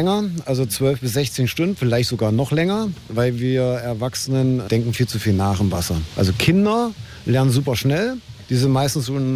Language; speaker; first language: German; native; German